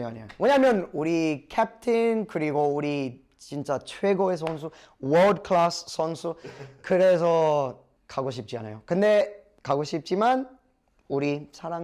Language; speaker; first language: Korean; non-native, learner; English